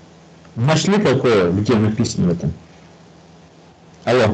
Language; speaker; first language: Russian; native; Russian